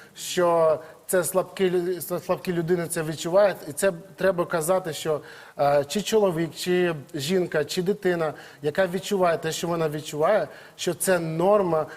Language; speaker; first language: Ukrainian; native; Ukrainian